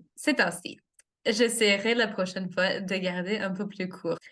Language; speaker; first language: French; non-native, fluent; English